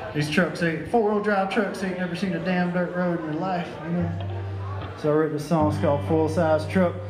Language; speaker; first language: English; native; English